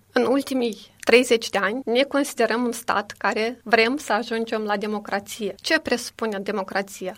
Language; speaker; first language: Romanian; native; Romanian